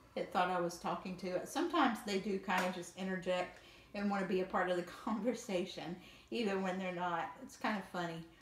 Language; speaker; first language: English; native; English